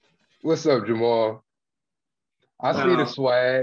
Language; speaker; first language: English; native; English